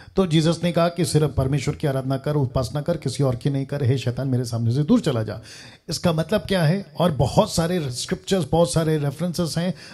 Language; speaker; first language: Hindi; native; Hindi